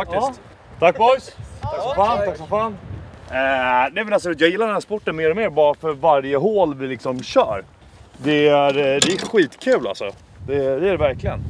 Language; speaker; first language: Swedish; native; Swedish